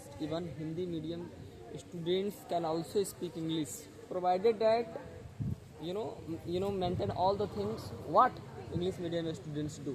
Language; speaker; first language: English; non-native, local second language; Hindi